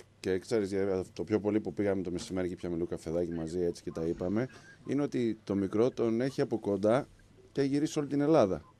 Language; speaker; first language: Greek; early bilingual, heritage; Greek